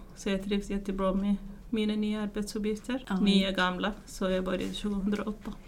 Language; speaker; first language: Swedish; non-native, fluent; Arabic